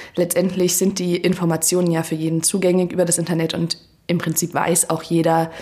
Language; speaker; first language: German; native; German